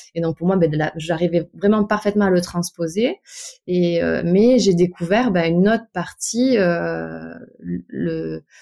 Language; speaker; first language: French; native; French